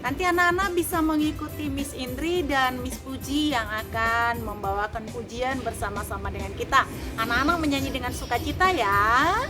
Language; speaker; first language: Indonesian; native; Indonesian